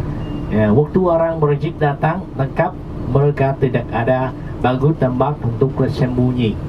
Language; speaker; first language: Indonesian; non-native, learner; Vietnamese